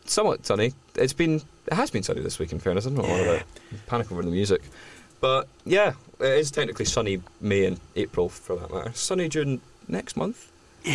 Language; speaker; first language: English; native; English